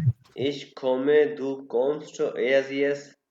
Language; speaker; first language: German; non-native, learner; Urdu